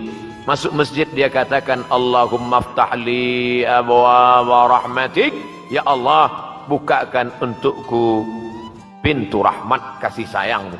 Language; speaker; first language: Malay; native; Malay